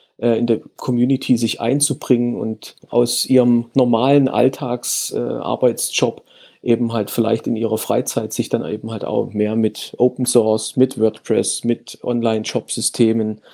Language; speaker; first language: German; native; German